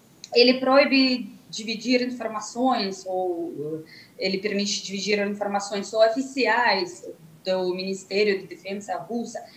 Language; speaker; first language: Portuguese; non-native, fluent; Russian